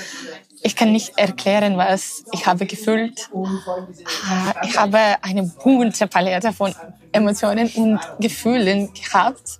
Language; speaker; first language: German; non-native, learner; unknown